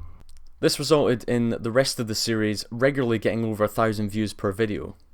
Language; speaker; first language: English; native; English